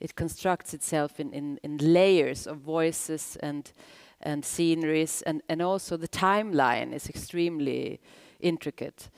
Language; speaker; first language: English; non-native, fluent; Swedish